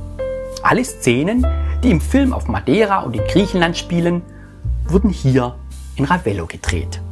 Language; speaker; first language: German; native; German